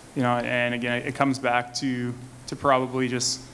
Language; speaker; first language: English; native; English